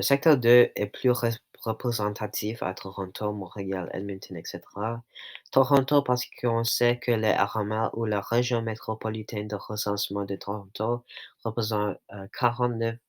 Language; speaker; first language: French; non-native, local second language; English